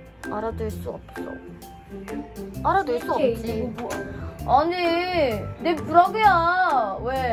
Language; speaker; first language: Korean; non-native, learner; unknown